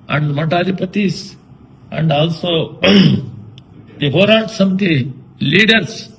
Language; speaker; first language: English; non-native, local second language; Kannada